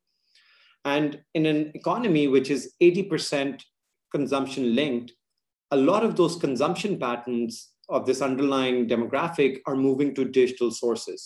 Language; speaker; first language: English; non-native, local second language; Urdu